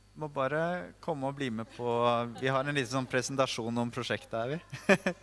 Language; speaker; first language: Norwegian; native; Norwegian